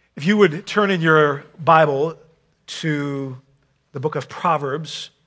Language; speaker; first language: English; non-native, fluent; Dutch